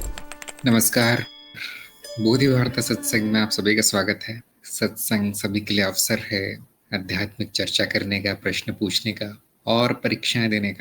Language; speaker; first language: Hindi; native; Hindi